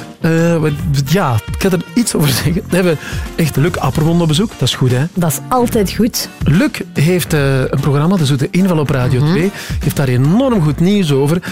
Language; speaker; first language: Dutch; native; Dutch